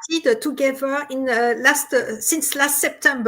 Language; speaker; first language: English; non-native, fluent; French